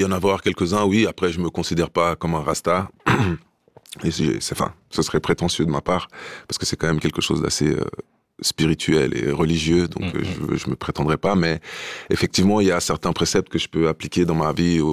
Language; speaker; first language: French; non-native, fluent; Romanian